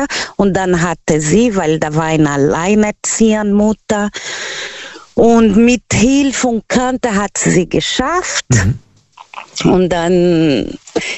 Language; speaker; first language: German; non-native, learner; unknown